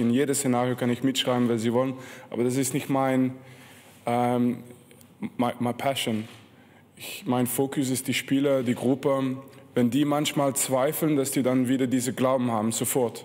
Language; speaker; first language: German; non-native, fluent; French